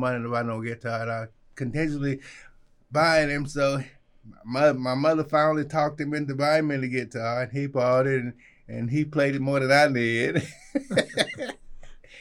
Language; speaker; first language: English; native; English